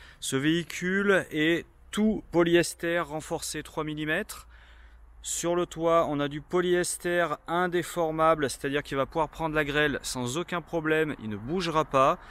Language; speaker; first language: French; native; French